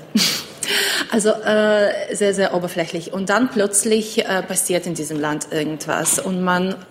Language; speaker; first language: German; non-native, fluent; Ukrainian